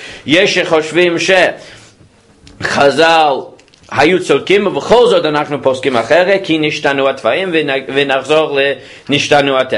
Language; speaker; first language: Hebrew; non-native, fluent; English